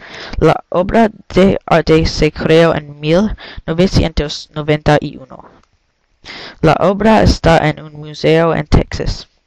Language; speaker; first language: Spanish; non-native, learner; English